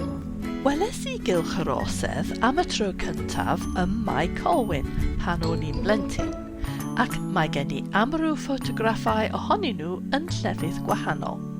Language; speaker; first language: Welsh; non-native, fluent; English